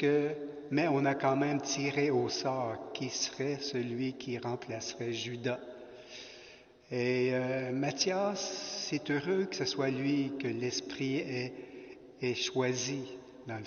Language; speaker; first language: French; native; French